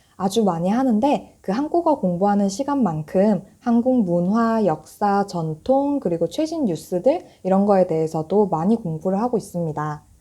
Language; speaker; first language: Korean; native; Korean